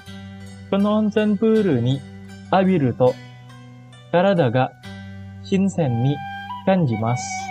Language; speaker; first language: Japanese; non-native, fluent; Indonesian